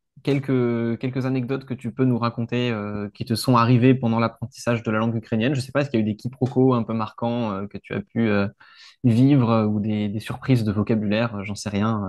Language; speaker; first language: French; native; French